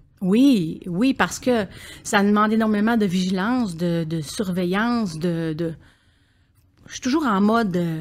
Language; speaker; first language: French; native; French